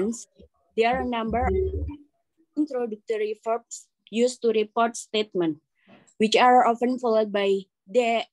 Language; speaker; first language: English; non-native, learner; Indonesian